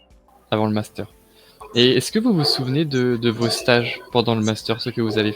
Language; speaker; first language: French; native; French